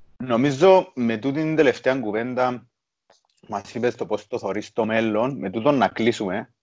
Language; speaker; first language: Greek; native; Greek